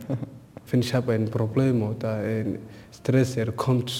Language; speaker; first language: German; non-native, learner; Somali